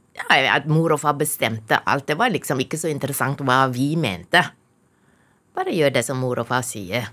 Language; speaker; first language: Norwegian; non-native, fluent; Chinese